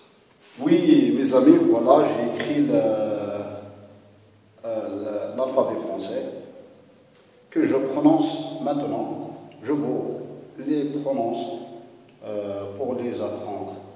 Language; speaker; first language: French; non-native, local second language; Arabic